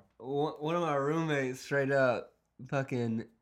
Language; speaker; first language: English; native; English